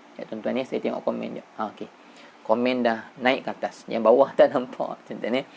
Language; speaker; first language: Malay; native; Malay